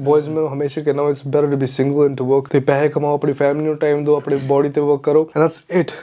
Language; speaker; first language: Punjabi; early bilingual, heritage; English